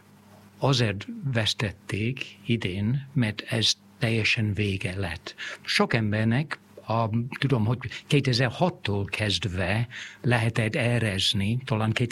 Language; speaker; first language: Hungarian; non-native, fluent; English